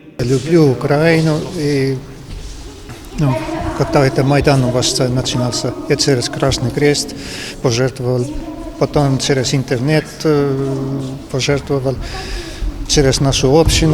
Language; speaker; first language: Russian; non-native, learner; Estonian